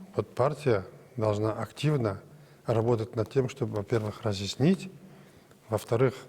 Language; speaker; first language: Russian; non-native, local second language; Kazakh